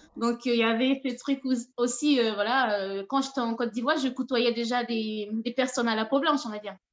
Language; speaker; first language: French; non-native, local second language; Dyula